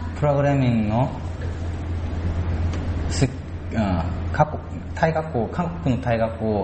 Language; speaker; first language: Japanese; non-native, learner; Korean